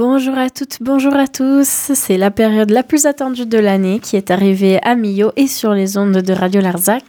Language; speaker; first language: French; native; French